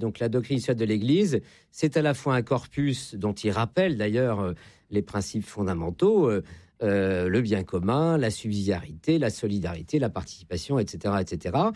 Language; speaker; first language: French; native; French